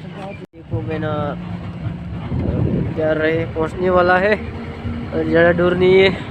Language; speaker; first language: Hindi; non-native, local second language; Bodo